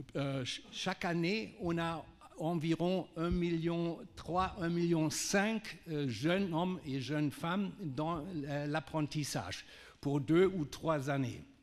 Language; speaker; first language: French; non-native, fluent; German